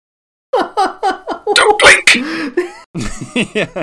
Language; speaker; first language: English; native; English